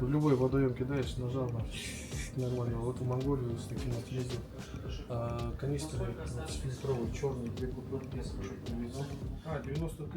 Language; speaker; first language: Russian; native; Russian